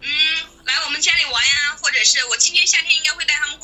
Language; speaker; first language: Chinese; native; Chinese